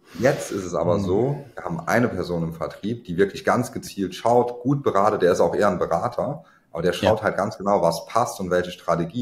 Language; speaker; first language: German; native; German